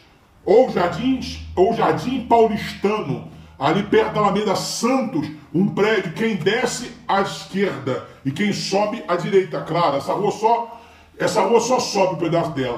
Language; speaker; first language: Portuguese; native; Portuguese